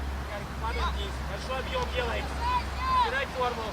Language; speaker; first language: Russian; native; Russian